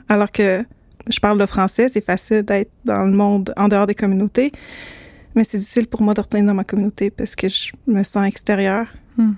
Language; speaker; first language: French; native; French